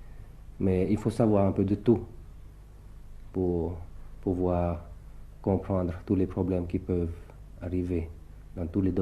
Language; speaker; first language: French; early bilingual, other home language; Thai